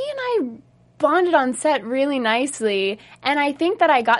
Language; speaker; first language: English; native; English